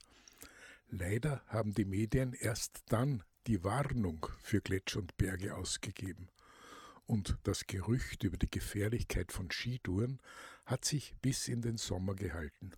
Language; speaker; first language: German; native; German